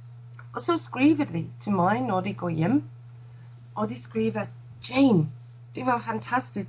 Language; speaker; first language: Danish; non-native, fluent; English